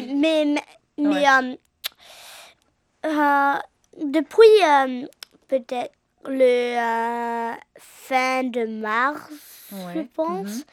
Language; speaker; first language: French; early bilingual, heritage; English